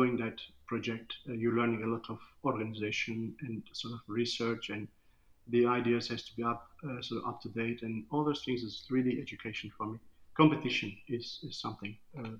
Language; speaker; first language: English; non-native, fluent; Turkish